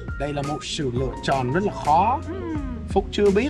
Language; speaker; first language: Vietnamese; non-native, fluent; English